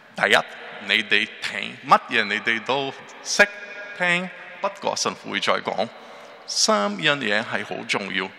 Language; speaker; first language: Chinese; non-native, learner; Portuguese